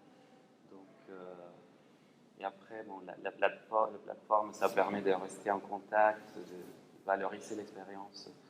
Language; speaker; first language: French; non-native, fluent; Spanish